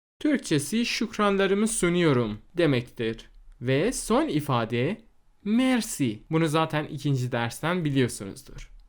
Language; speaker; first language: Turkish; non-native, fluent; Persian